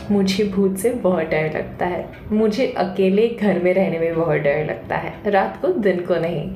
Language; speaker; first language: Hindi; non-native, local second language; Bangla